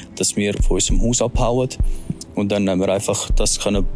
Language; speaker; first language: German; early bilingual, other home language; Albanian